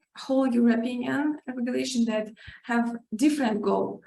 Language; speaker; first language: English; non-native, learner; Ukrainian